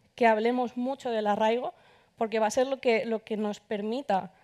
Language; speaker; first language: Spanish; native; Spanish